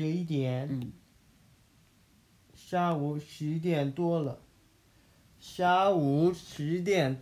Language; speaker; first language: Chinese; non-native, learner; Korean